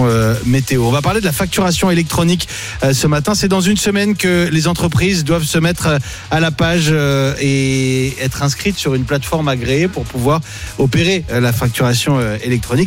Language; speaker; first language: French; native; French